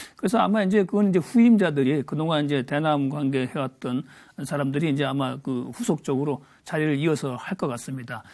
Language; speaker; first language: Korean; native; Korean